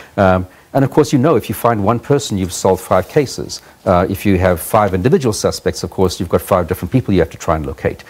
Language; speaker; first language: English; native; English